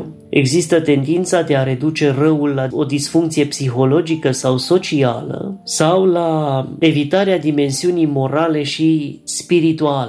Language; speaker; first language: Romanian; native; Romanian